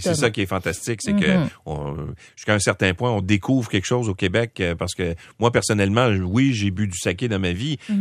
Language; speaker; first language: French; native; French